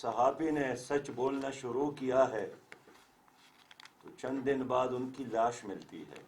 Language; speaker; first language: Urdu; native; Urdu